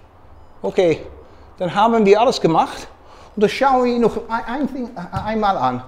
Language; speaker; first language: German; non-native, learner; Dutch